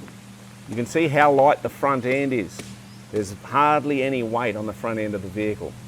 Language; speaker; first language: English; native; English